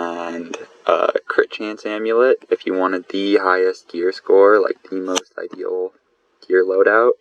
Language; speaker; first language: English; native; English